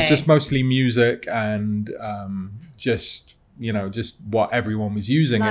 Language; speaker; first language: English; native; English